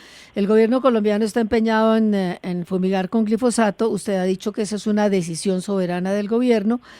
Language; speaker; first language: Spanish; native; Spanish